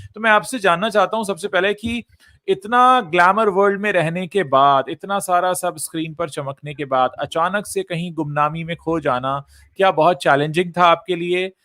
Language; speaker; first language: Hindi; native; Hindi